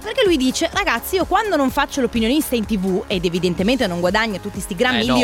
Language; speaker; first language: Italian; native; Italian